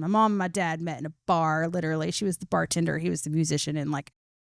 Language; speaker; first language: English; native; English